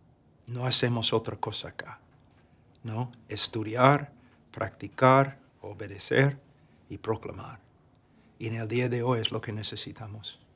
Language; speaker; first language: Spanish; non-native, fluent; English